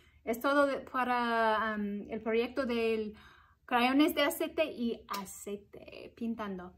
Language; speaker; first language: Spanish; non-native, fluent; English